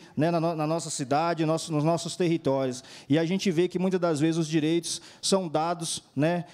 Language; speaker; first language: Portuguese; native; Portuguese